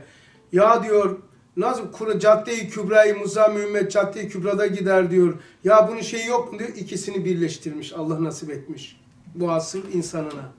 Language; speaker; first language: Turkish; native; Turkish